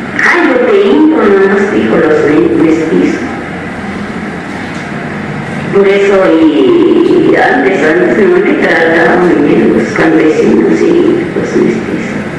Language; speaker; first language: Spanish; non-native, local second language; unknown